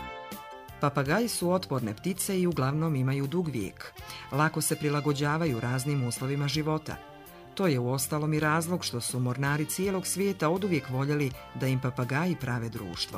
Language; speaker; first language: Croatian; native; Croatian